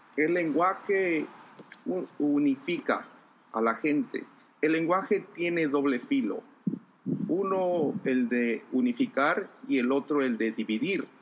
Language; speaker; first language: Spanish; non-native, local second language; Zapotec